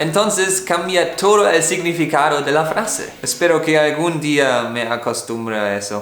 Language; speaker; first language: Spanish; non-native, fluent; German